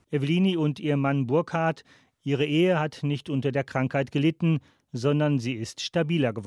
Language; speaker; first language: German; native; German